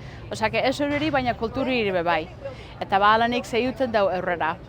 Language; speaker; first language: Basque; early bilingual, heritage; Basque